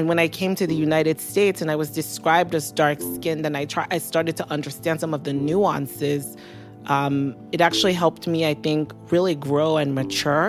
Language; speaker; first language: English; non-native, local second language; Yoruba